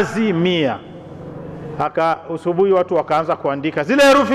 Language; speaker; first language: Swahili; non-native, local second language; Rundi